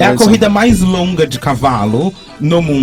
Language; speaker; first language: Portuguese; native; Portuguese